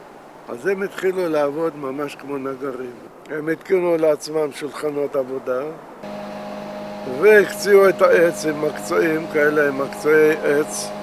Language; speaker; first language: Hebrew; non-native, fluent; Russian